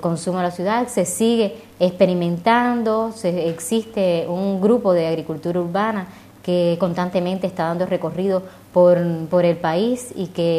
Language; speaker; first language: Spanish; native; Spanish